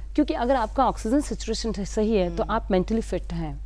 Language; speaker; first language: Hindi; native; Hindi